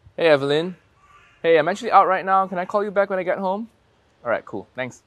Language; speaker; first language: English; non-native, local second language; Chinese